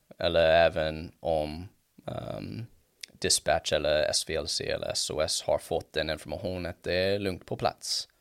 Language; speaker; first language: Swedish; non-native, fluent; English